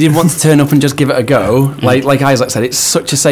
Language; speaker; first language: English; native; English